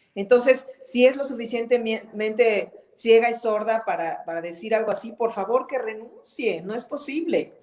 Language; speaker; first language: Spanish; native; Spanish